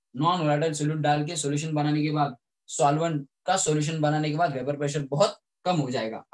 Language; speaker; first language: Hindi; native; Hindi